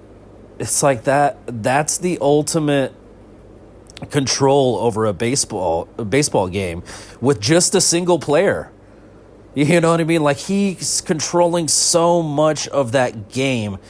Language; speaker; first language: English; native; English